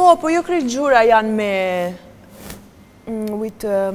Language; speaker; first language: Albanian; non-native, learner; Romanian